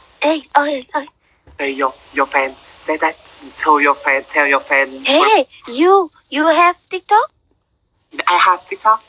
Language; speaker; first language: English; non-native, learner; Vietnamese